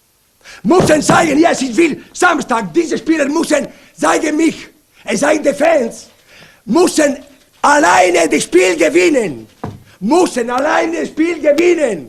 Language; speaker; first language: German; non-native, learner; Italian